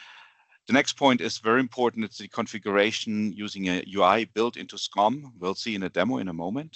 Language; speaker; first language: English; non-native, fluent; German